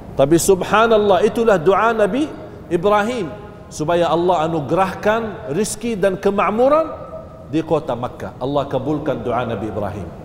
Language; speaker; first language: Malay; non-native, fluent; Arabic